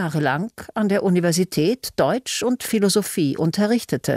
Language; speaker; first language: German; native; German